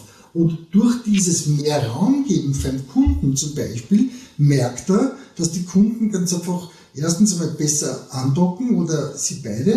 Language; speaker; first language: German; native; German